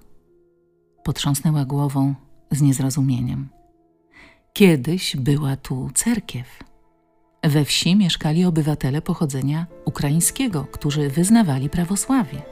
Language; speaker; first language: Polish; native; Polish